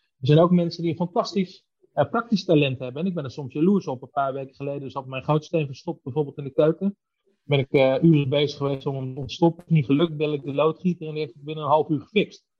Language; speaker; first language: Dutch; native; Dutch